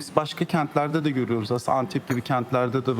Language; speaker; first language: Turkish; native; Turkish